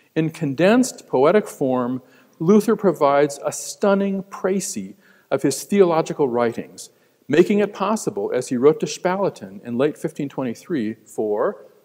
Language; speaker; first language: English; native; English